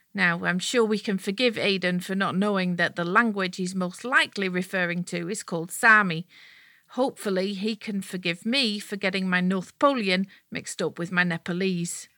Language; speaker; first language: English; native; English